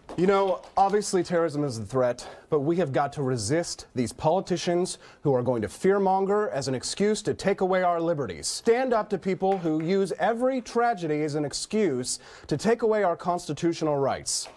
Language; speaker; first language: English; native; English